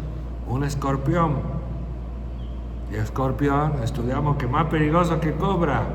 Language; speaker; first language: Portuguese; non-native, fluent; Spanish